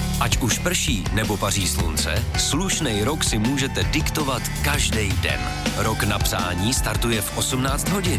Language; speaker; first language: Czech; native; Czech